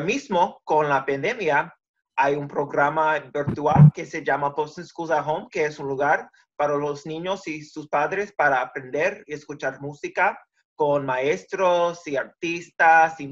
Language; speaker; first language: Spanish; early bilingual, heritage; Spanish